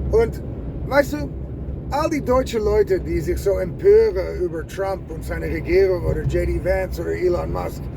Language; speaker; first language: German; non-native, fluent; English